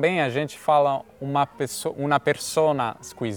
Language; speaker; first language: Portuguese; non-native, fluent; Italian